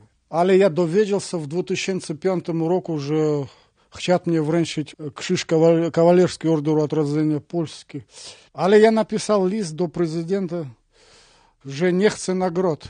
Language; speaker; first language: Polish; non-native, learner; Russian